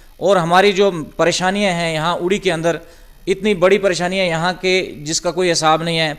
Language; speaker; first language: Urdu; non-native, local second language; Pahari-Potwari